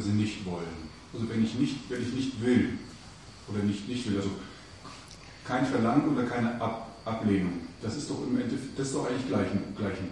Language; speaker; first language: German; native; German